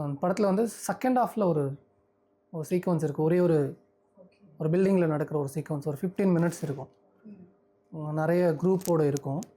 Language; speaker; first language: Tamil; native; Tamil